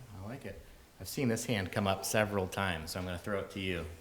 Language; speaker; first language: English; native; English